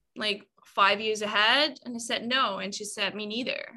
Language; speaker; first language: English; non-native, fluent; German